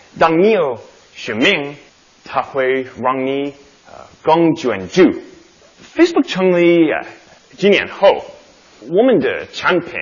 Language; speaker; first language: Chinese; non-native, learner; English